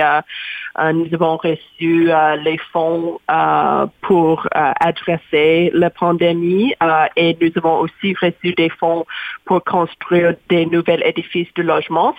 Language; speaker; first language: French; non-native, learner; English